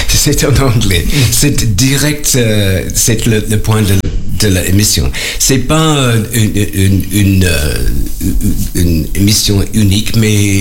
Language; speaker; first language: French; non-native, learner; English